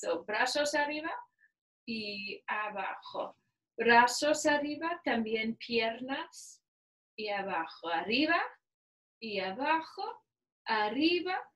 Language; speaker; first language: Spanish; non-native, learner; English